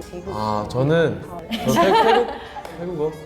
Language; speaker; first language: Korean; non-native, fluent; Thai